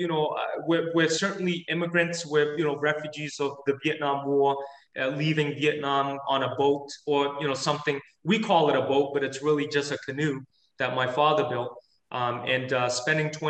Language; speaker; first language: English; native; English